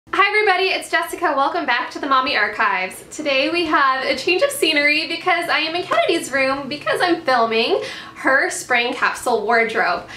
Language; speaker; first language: English; native; English